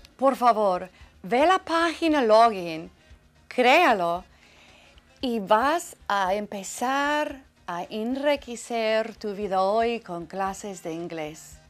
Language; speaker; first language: Spanish; non-native, fluent; English